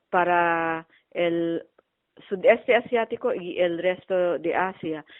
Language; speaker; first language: Spanish; non-native, fluent; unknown